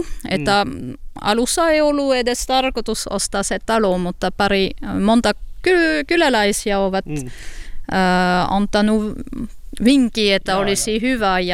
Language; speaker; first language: Finnish; non-native, learner; French